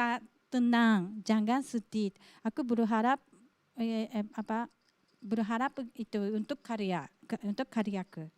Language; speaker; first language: Indonesian; non-native, fluent; Japanese